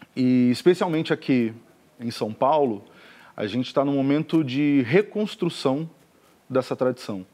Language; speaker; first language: Portuguese; native; Portuguese